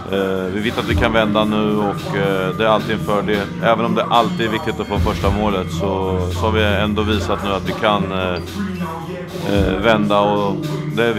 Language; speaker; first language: Swedish; native; Swedish